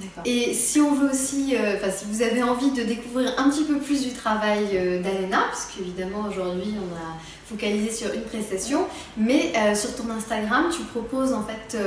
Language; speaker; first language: French; native; French